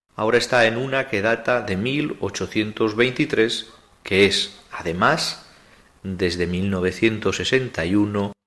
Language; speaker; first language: Spanish; native; Spanish